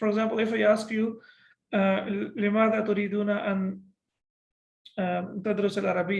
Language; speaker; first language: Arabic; non-native, fluent; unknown